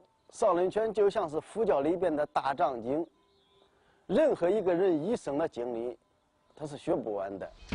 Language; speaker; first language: Chinese; native; Chinese